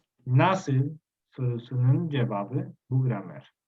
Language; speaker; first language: Turkish; non-native, learner; Spanish